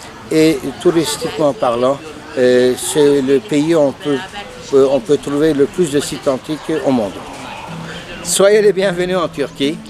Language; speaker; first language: French; non-native, fluent; Turkish